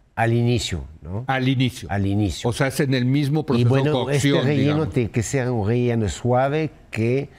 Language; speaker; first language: Spanish; non-native, fluent; French